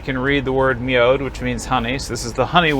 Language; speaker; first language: English; native; English